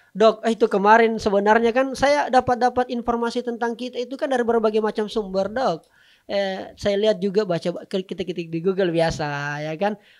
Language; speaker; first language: Indonesian; native; Indonesian